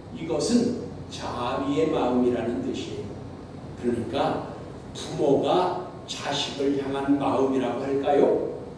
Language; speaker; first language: Korean; native; Korean